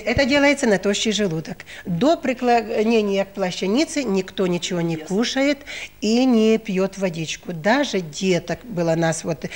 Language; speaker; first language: Russian; native; Russian